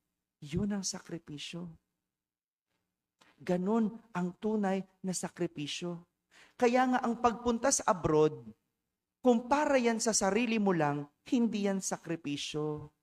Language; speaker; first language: Filipino; native; Filipino